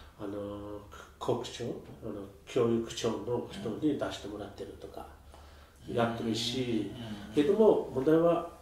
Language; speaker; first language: Japanese; non-native, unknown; Uyghur